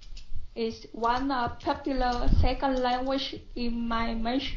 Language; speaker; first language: English; non-native, learner; Vietnamese